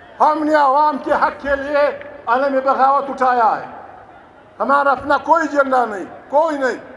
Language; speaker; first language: Urdu; non-native, local second language; Pashto